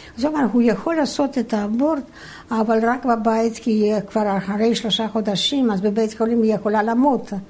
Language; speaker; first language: Hebrew; non-native, fluent; Polish